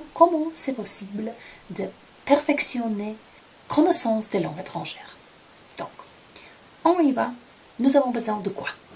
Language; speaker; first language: French; non-native, fluent; Polish